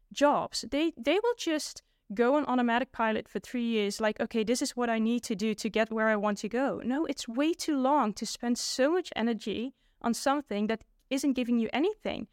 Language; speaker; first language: English; non-native, fluent; Dutch